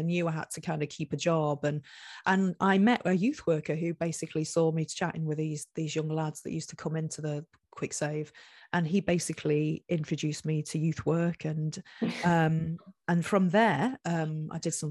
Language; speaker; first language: English; native; English